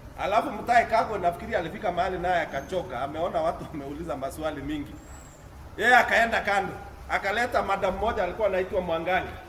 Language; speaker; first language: Swahili; non-native, local second language; Kalenjin